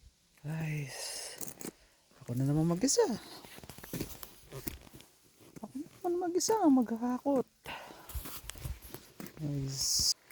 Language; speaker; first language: Filipino; native; Filipino